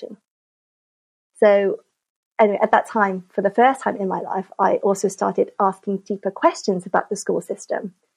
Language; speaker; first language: English; native; English